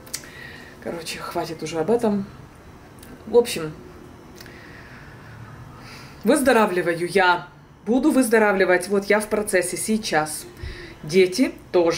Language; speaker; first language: Russian; native; Russian